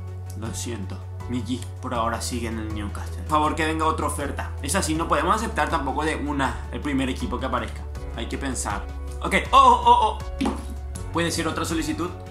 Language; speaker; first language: Spanish; native; Spanish